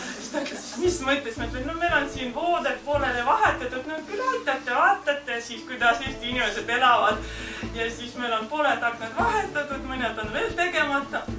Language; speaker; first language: Estonian; early bilingual, other home language; Russian